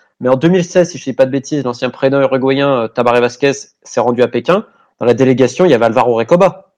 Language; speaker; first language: French; native; French